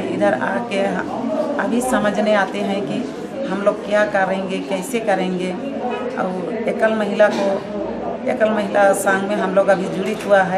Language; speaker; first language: Hindi; non-native, local second language; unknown